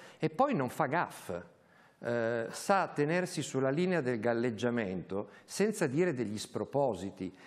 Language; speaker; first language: Italian; native; Italian